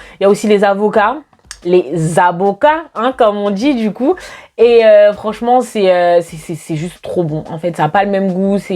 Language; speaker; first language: French; native; French